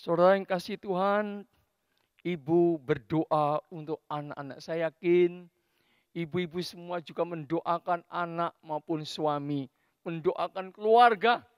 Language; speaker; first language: Indonesian; native; Indonesian